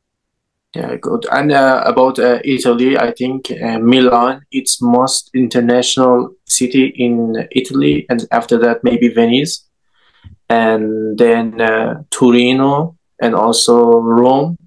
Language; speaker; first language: English; non-native, learner; Persian